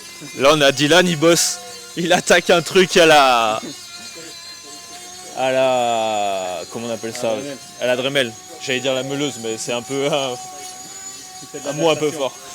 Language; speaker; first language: French; native; French